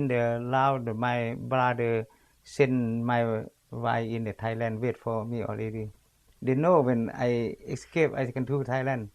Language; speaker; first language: English; non-native, learner; Lao